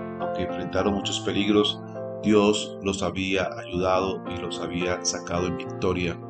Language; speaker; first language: Spanish; native; Spanish